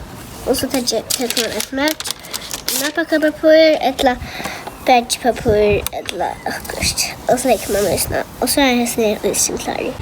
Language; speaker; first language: Norwegian; non-native, learner; Faroese